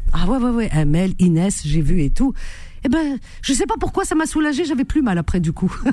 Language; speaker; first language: French; native; French